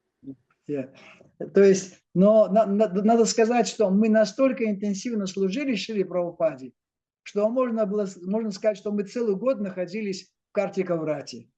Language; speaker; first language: Russian; native; Russian